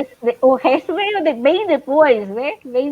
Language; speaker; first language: Portuguese; non-native, fluent; Spanish